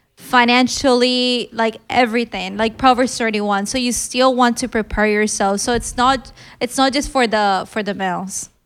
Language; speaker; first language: English; early bilingual, other home language; Filipino